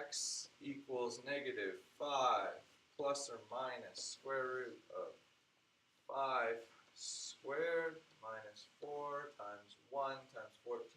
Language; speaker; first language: English; native; English